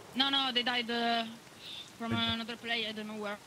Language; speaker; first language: English; non-native, learner; Italian